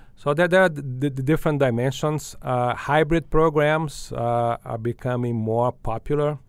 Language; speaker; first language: English; non-native, fluent; Portuguese